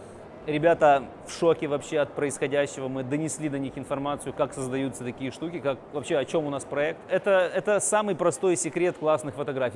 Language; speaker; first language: Russian; native; Russian